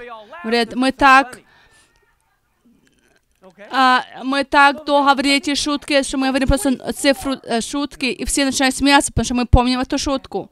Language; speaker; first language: Russian; non-native, fluent; English